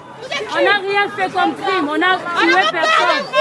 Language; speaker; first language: French; non-native, local second language; Lingala